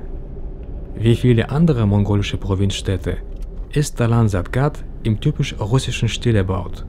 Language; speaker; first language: German; early bilingual, other home language; Russian